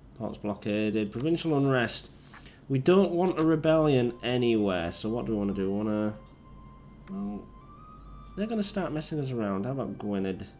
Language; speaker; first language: English; native; English